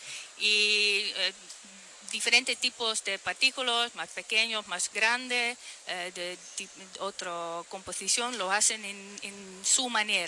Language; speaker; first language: Spanish; non-native, fluent; Dutch